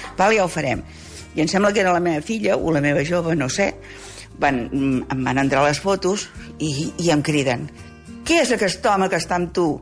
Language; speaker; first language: Catalan; native; Catalan